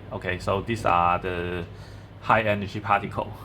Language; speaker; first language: English; non-native, fluent; Chinese